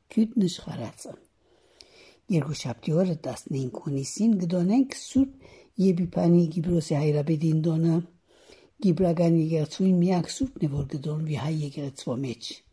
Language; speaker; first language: Armenian; native; Armenian